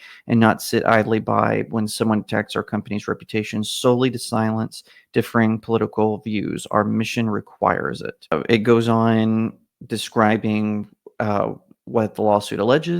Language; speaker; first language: English; native; English